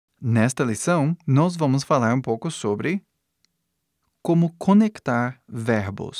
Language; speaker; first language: Portuguese; non-native, fluent; English